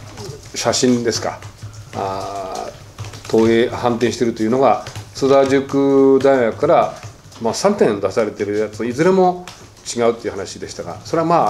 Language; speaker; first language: Japanese; native; Japanese